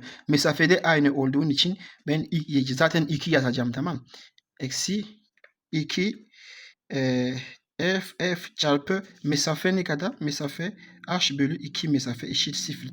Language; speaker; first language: Turkish; non-native, learner; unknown